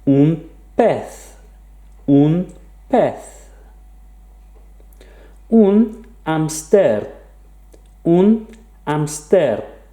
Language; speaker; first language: Spanish; non-native, fluent; English